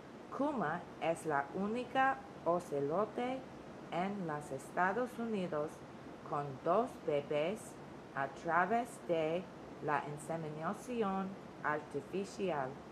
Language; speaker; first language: Spanish; non-native, learner; English